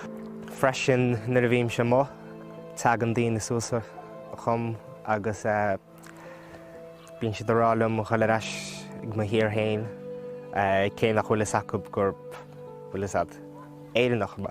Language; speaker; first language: Irish; early bilingual, other home language; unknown